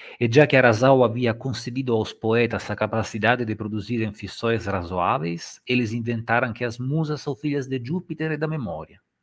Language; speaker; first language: Portuguese; non-native, fluent; Italian